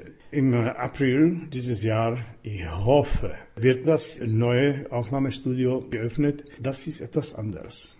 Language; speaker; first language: German; non-native, fluent; Slovak